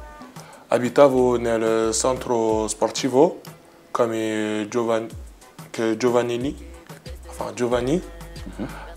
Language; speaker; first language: Italian; non-native, learner; French